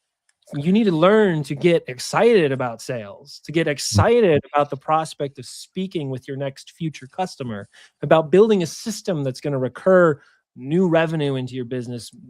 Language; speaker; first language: English; native; English